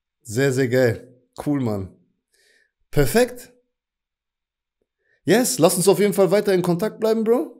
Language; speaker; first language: German; native; German